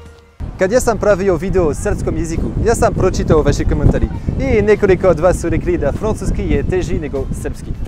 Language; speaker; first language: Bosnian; non-native, learner; French